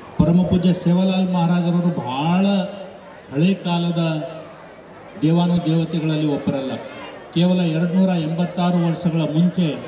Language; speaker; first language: Kannada; non-native, local second language; Lambadi